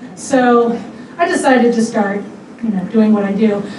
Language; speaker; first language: English; native; English